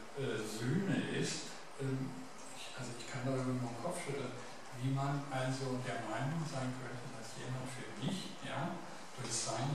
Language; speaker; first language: German; native; German